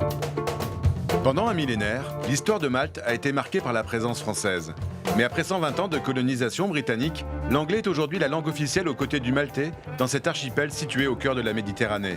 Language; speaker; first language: French; native; French